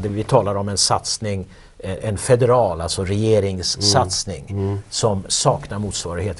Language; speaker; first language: Swedish; native; Swedish